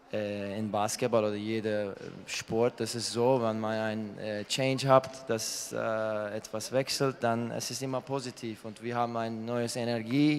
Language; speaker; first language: German; non-native, learner; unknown